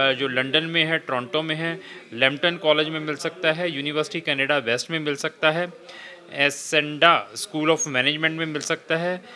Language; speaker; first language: Hindi; non-native, local second language; Punjabi